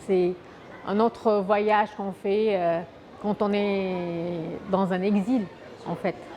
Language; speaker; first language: French; non-native, fluent; Arabic